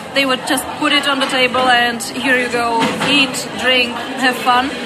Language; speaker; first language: English; non-native, fluent; Czech